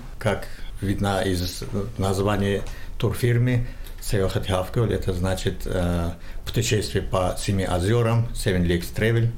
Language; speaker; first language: Russian; non-native, local second language; Tajik